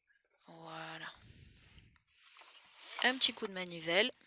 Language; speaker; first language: French; native; French